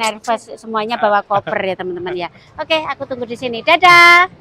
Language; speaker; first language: Indonesian; native; Indonesian